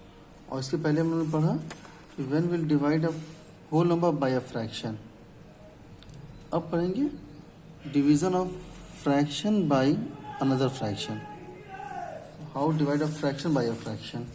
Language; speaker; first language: English; non-native, local second language; Hindi